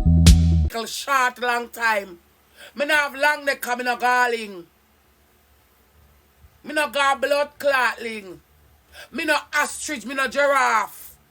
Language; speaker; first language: English; non-native, local second language; Jamaican Creole English